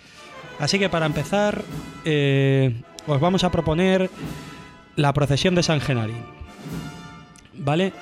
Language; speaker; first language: Spanish; native; Spanish